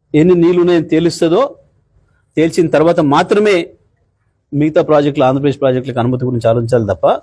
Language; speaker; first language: Telugu; native; Telugu